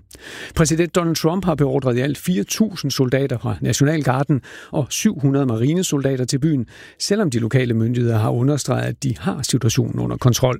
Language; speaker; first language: Danish; native; Danish